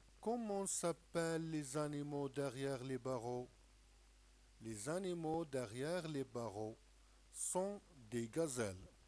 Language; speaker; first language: French; non-native, local second language; Arabic